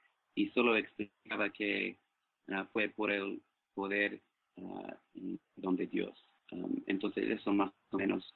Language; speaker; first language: Spanish; non-native, fluent; English